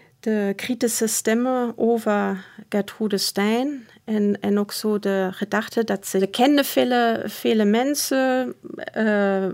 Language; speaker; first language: Dutch; non-native, fluent; German